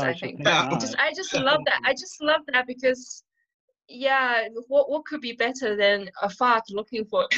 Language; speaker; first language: English; non-native, fluent; Wu Chinese